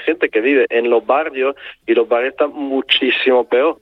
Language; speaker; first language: Spanish; non-native, fluent; Italian